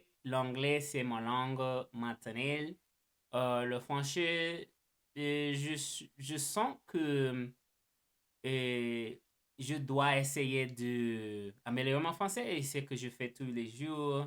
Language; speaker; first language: French; non-native, learner; English